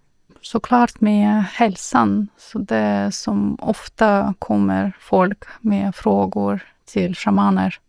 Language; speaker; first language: Swedish; non-native, learner; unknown